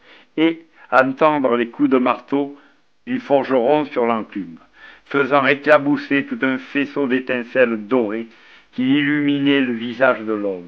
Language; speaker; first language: French; native; French